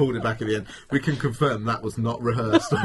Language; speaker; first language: English; native; English